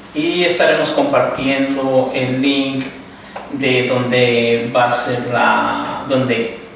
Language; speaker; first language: Spanish; native; Spanish